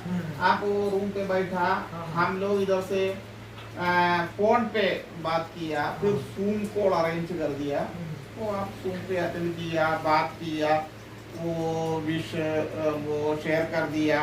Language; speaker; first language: Hindi; non-native, local second language; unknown